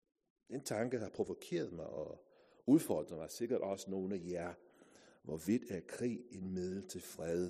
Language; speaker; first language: Danish; non-native, fluent; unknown